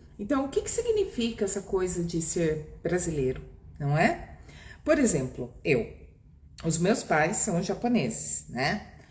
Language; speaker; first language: Portuguese; early bilingual, other home language; Japanese